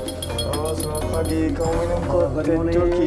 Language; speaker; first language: Indonesian; non-native, learner; Turkish